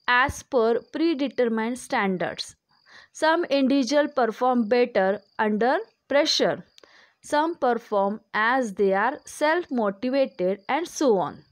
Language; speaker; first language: English; non-native, local second language; Marathi